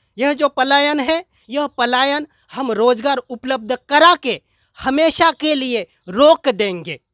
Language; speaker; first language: Hindi; non-native, local second language; Marathi